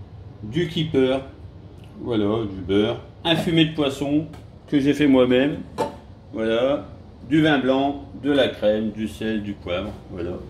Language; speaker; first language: French; native; French